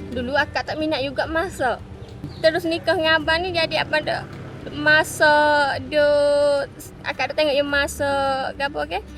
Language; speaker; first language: Malay; native; Malay